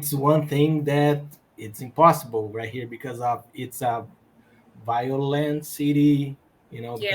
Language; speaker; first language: English; non-native, learner; Portuguese